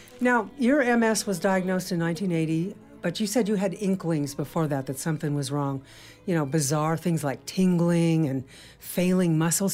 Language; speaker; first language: English; native; English